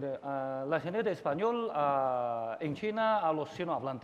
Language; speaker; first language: Spanish; non-native, fluent; Chinese